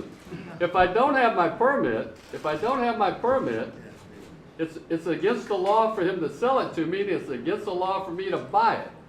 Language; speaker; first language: English; native; English